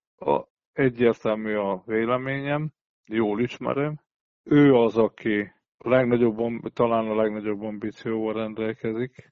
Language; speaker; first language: Hungarian; native; Hungarian